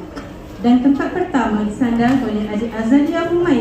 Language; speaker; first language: Malay; native; Malay